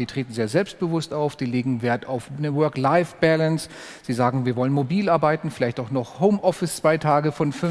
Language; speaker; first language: German; native; German